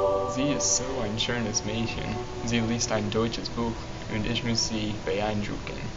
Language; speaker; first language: German; non-native, learner; English